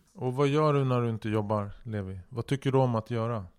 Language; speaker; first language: Swedish; native; Swedish